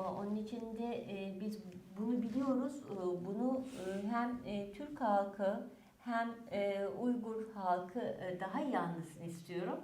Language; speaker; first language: Turkish; native; Turkish